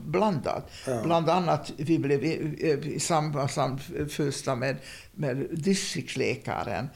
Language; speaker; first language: Swedish; non-native, fluent; Hungarian